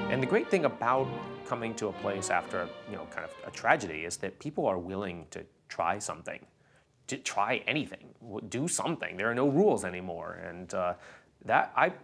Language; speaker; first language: English; native; English